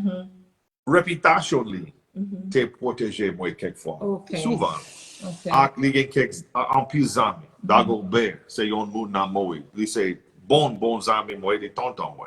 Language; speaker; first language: Haitian Creole; non-native, learner; English